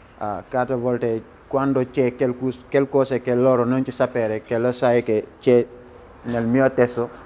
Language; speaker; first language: Italian; non-native, learner; Wolof